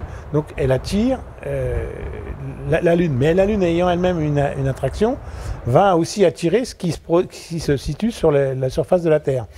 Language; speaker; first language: French; native; French